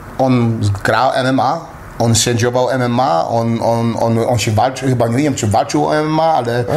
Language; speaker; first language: Polish; early bilingual, heritage; Polish